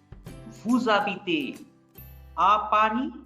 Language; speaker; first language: French; non-native, fluent; Bangla